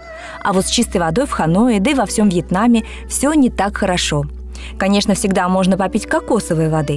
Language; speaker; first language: Russian; native; Russian